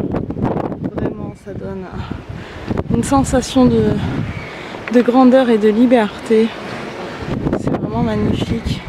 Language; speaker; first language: French; native; French